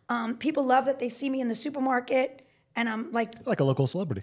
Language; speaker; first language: English; native; English